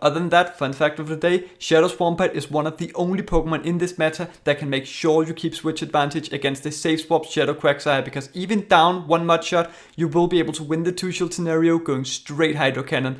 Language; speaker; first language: English; native; English